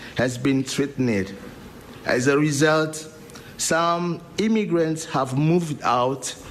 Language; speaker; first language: English; non-native, learner; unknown